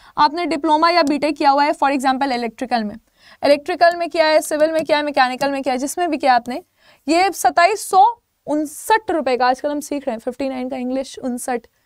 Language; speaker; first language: Hindi; native; Hindi